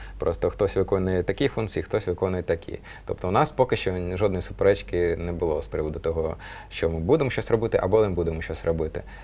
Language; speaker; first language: Ukrainian; non-native, local second language; Russian